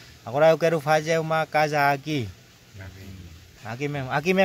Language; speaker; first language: Portuguese; non-native, learner; Vietnamese